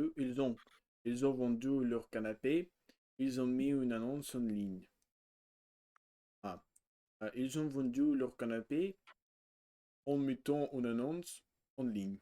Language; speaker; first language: French; non-native, learner; Russian